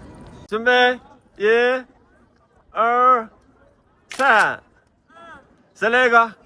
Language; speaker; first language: Chinese; non-native, local second language; Uyghur